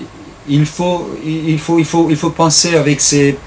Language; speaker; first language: French; non-native, fluent; Turkish